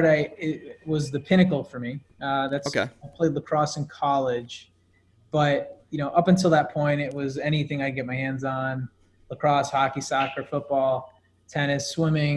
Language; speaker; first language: English; native; English